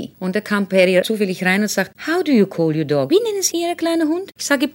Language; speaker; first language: German; native; German